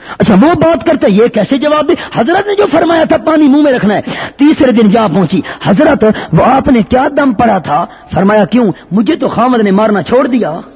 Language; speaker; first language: Urdu; non-native, local second language; Pashto